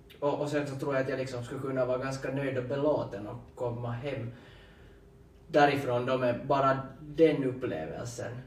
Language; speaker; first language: Swedish; native; Swedish